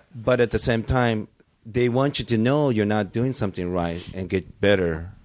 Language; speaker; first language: English; early bilingual, other home language; Japanese